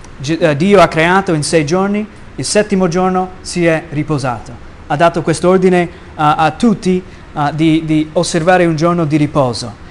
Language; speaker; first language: Italian; non-native, fluent; English